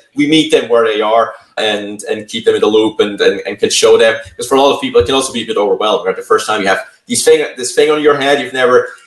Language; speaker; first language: English; non-native, fluent; Swiss German